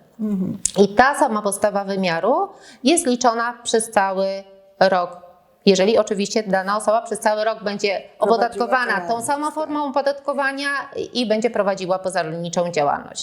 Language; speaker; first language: Polish; native; Polish